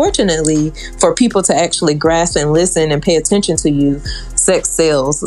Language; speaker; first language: English; native; English